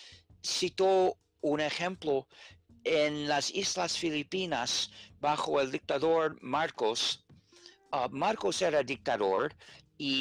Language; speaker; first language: Spanish; non-native, fluent; English